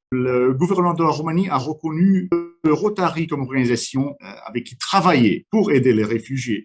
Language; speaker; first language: French; non-native, fluent; Romanian